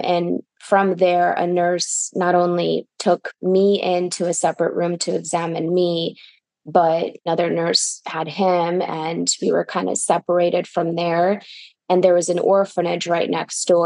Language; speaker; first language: English; early bilingual, other home language; Russian